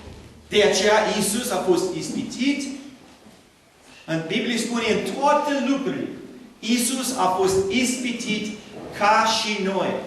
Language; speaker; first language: Romanian; non-native, learner; English